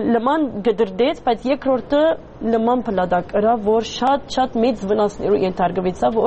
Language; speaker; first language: Armenian; early bilingual, heritage; Armenian